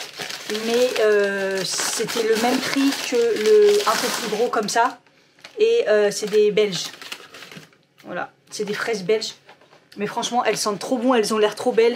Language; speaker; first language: French; native; French